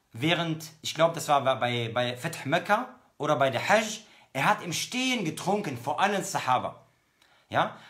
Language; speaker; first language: German; native; German